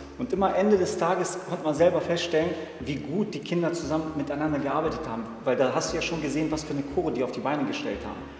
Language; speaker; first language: German; early bilingual, other home language; Serbian